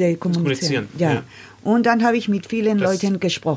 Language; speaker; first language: German; non-native, learner; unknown